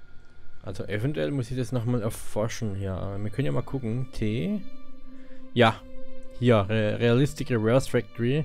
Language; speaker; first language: German; native; German